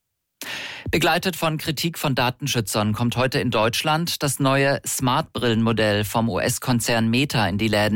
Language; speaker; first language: German; native; German